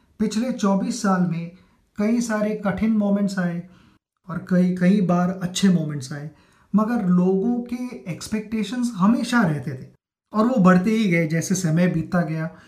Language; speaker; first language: Hindi; non-native, local second language; Marathi